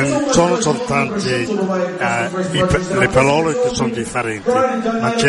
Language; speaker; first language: Italian; native; Italian